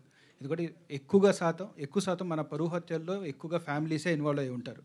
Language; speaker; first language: Telugu; native; Telugu